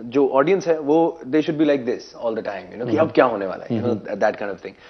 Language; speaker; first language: Hindi; native; Hindi